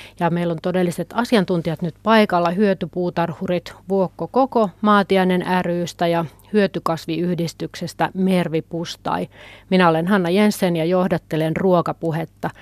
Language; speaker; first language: Finnish; native; Finnish